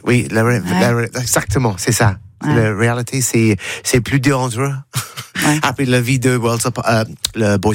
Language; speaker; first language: French; non-native, learner; English